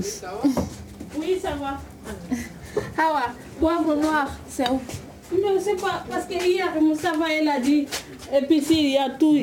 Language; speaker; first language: French; non-native, learner; Soninke